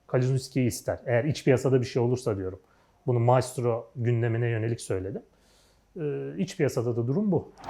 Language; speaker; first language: Turkish; native; Turkish